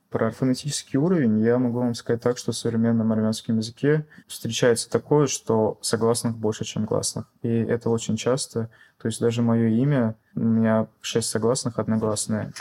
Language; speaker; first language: Russian; early bilingual, other home language; Armenian